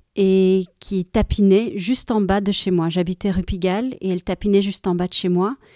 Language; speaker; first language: French; native; French